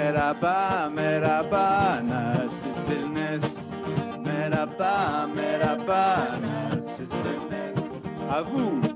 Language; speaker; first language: Turkish; non-native, learner; French